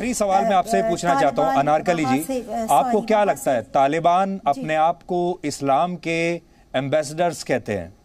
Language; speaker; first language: Hindi; native; Hindi